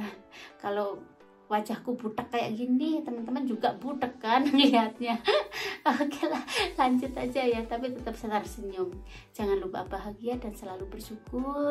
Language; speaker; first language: Indonesian; non-native, local second language; Javanese